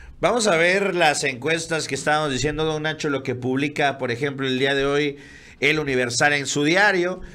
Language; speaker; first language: Spanish; native; Spanish